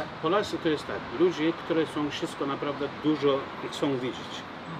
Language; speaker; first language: Polish; non-native, learner; Turkish